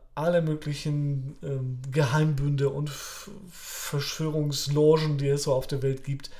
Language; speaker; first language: German; early bilingual, other home language; Polish